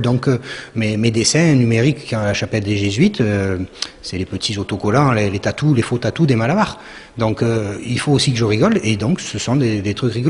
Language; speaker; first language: French; native; French